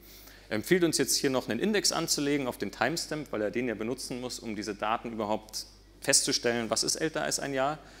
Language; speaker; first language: German; native; German